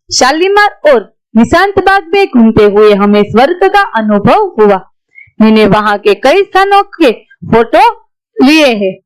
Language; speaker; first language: Hindi; non-native, local second language; Gujarati